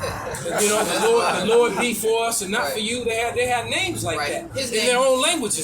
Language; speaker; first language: English; native; English